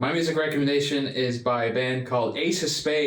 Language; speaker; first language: English; native; English